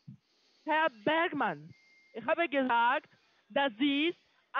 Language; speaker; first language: German; non-native, learner; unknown